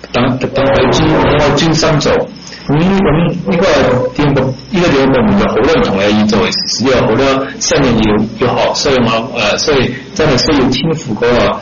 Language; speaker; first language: Chinese; early bilingual, heritage; Cantonese